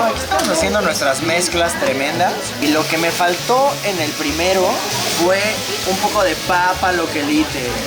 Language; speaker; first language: Spanish; native; Spanish